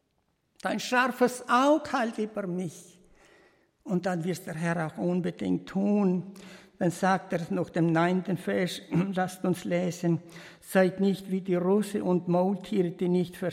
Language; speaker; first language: German; early bilingual, heritage; German